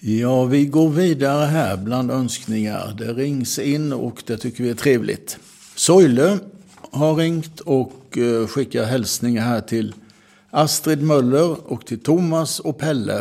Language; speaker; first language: Swedish; native; Swedish